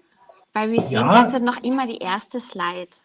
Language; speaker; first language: German; native; German